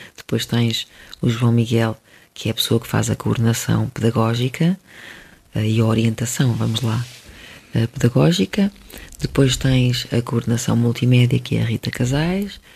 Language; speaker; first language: Portuguese; early bilingual, other home language; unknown